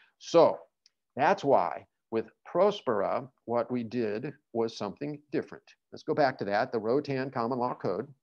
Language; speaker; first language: English; native; English